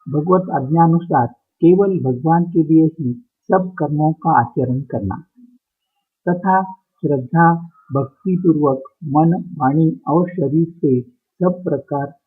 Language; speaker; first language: Hindi; non-native, local second language; Marathi